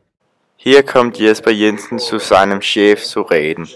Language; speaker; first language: German; non-native, learner; Danish